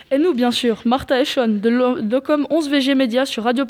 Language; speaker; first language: French; native; French